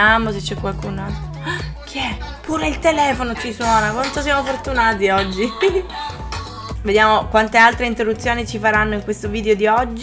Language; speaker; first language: Italian; native; Italian